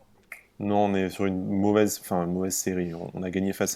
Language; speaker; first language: French; native; French